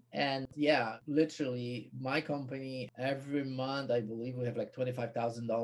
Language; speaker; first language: English; non-native, fluent; Polish